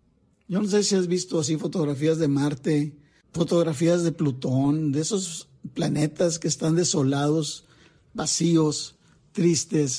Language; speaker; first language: Spanish; native; Spanish